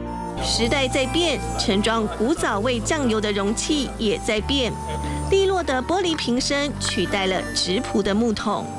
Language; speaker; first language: Chinese; native; Chinese